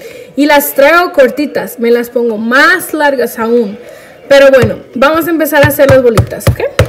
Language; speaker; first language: Spanish; early bilingual, heritage; Spanish